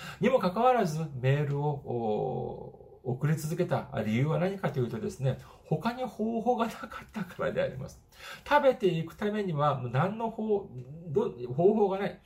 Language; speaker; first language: Japanese; non-native, fluent; Korean